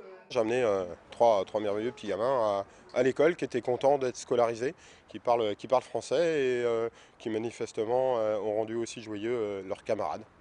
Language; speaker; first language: French; native; French